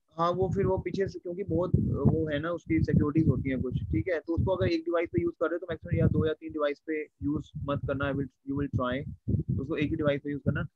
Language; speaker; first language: Hindi; native; Hindi